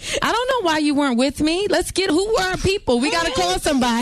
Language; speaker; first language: English; native; English